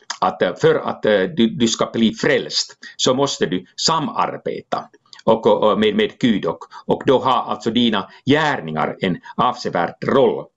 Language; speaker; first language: Swedish; non-native, local second language; Finnish